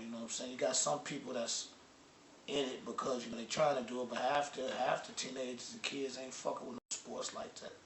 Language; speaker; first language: English; native; English